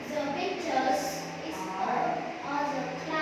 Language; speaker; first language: English; non-native, learner; Vietnamese